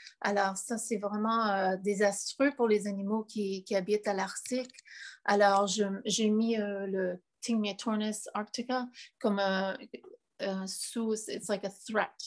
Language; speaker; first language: French; non-native, fluent; English